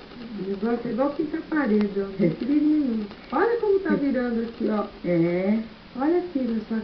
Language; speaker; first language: Portuguese; native; Portuguese